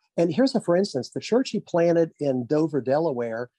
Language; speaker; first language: English; native; English